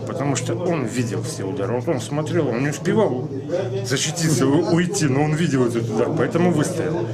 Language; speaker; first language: Russian; native; Russian